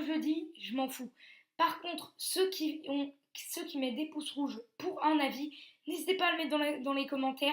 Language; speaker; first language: French; native; French